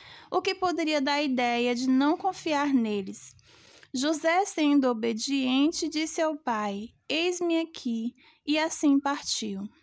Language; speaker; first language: Portuguese; native; Portuguese